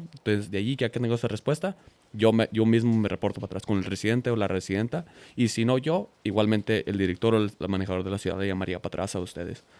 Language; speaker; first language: Spanish; early bilingual, heritage; Spanish